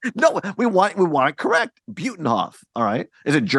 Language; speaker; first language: English; native; English